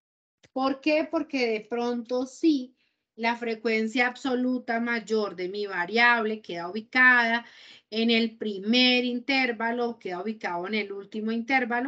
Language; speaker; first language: Spanish; native; Spanish